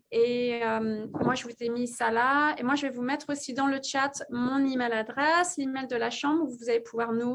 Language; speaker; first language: French; native; French